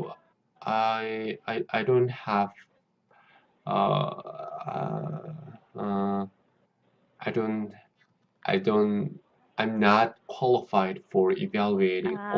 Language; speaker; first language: English; non-native, learner; Korean